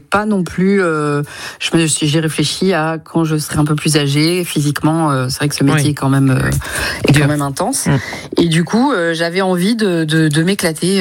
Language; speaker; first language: French; native; French